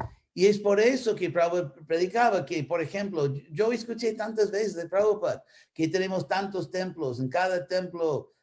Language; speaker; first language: Spanish; non-native, fluent; English